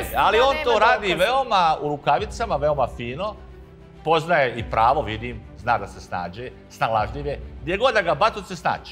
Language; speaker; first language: Serbian; native; Serbian